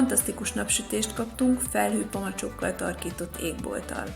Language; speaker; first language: Hungarian; native; Hungarian